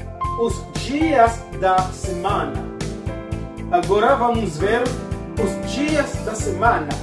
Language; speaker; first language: Portuguese; non-native, fluent; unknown